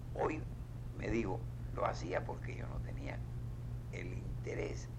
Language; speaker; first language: Spanish; native; Spanish